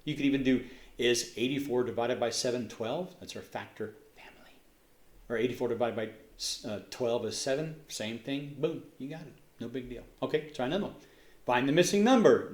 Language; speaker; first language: English; native; English